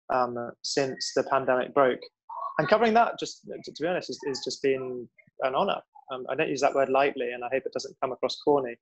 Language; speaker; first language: English; native; English